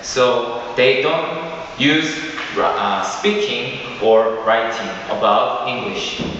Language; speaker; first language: English; non-native, learner; Korean